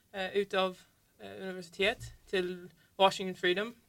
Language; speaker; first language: Swedish; non-native, learner; English